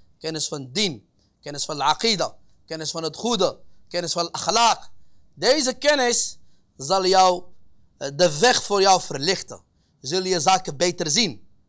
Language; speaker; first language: Dutch; early bilingual, other home language; Arabic